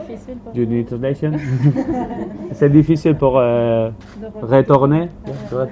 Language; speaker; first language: French; non-native, learner; Spanish